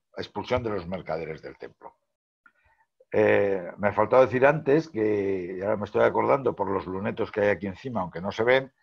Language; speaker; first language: Spanish; native; Spanish